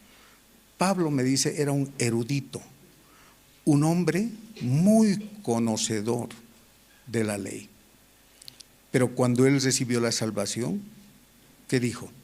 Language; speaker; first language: Spanish; native; Spanish